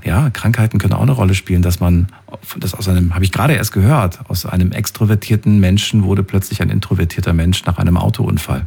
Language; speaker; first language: German; native; German